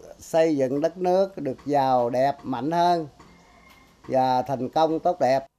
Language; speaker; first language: Vietnamese; non-native, local second language; Eastern Cham